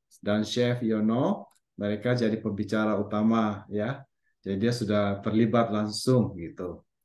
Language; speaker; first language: Indonesian; native; Indonesian